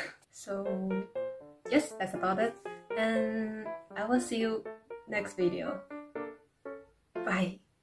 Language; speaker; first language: English; non-native, fluent; Chinese